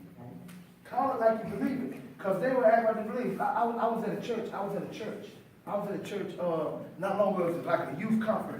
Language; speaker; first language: English; native; English